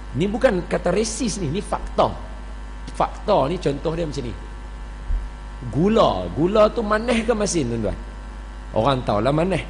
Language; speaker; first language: Malay; native; Malay